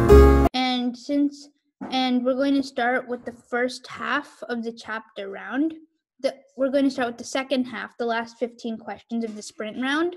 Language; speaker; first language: English; native; English